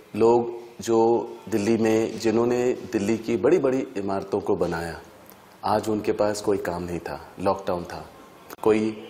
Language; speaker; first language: Hindi; native; Hindi